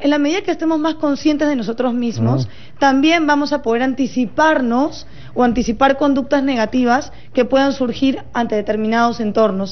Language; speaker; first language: Spanish; native; Spanish